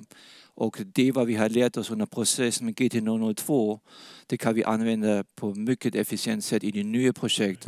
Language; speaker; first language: Swedish; non-native, fluent; Danish